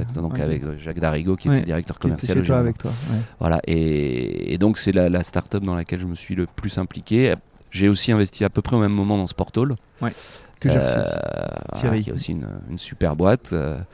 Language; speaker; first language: French; native; French